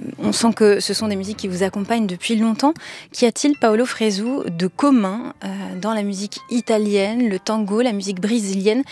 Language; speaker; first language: French; native; French